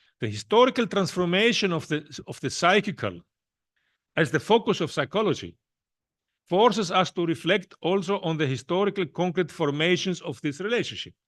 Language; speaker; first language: English; non-native, fluent; Greek